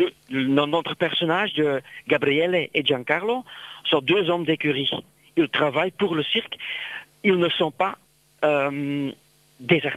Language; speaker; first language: French; non-native, local second language; Dutch